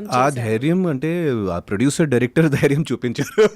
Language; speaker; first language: Telugu; non-native, fluent; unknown